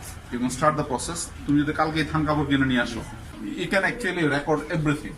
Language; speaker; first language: English; non-native, local second language; Bangla